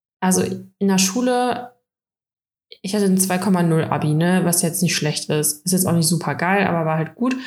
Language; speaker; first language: German; early bilingual, other home language; Russian